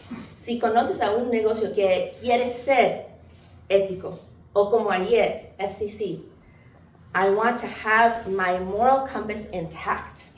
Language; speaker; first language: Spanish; early bilingual, heritage; English